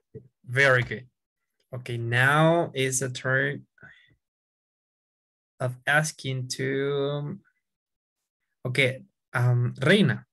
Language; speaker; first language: English; non-native, fluent; Spanish